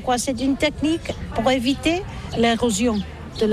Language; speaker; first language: French; non-native, learner; Catalan